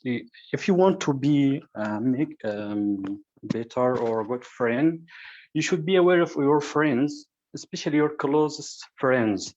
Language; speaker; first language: English; non-native, fluent; Arabic